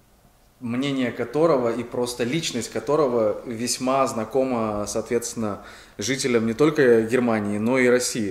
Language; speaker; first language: Russian; native; Russian